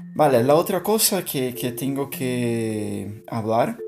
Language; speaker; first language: Spanish; non-native, learner; Portuguese